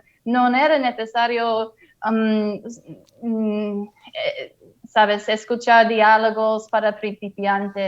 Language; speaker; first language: Spanish; non-native, fluent; English